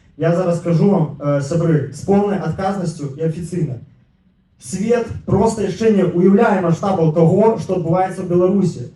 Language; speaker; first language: Belarusian; non-native, local second language; Russian